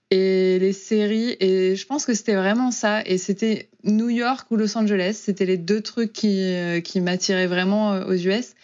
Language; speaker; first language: French; native; French